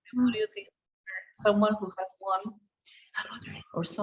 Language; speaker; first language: English; non-native, fluent; Spanish